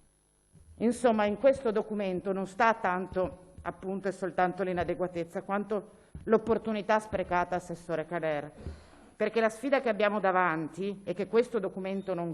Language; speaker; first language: Italian; native; Italian